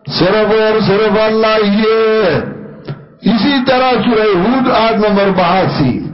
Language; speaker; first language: Urdu; non-native, local second language; Pashto